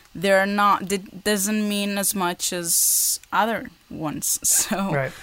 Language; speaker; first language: English; non-native, fluent; Portuguese